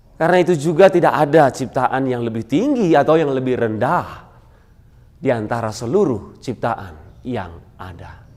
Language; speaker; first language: Indonesian; non-native, local second language; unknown